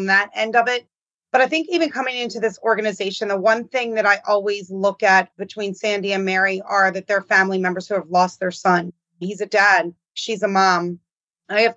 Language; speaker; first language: English; native; English